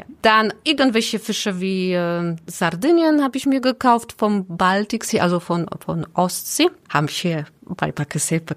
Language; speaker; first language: German; non-native, learner; Polish